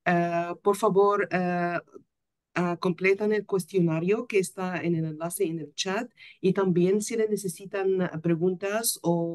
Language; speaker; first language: Spanish; non-native, fluent; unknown